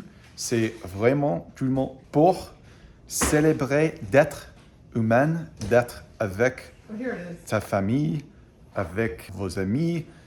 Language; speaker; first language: French; non-native, fluent; English